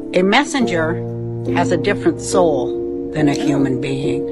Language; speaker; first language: English; native; English